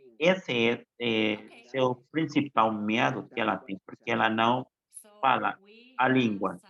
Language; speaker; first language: Portuguese; non-native, fluent; Spanish